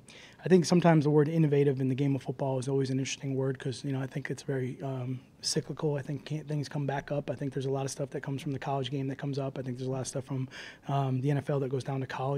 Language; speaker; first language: English; native; English